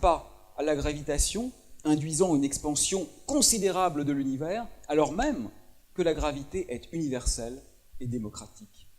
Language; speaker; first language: French; native; French